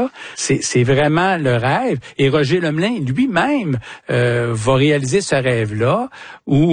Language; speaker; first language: French; native; French